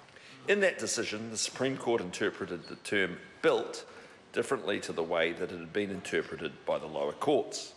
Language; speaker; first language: English; native; English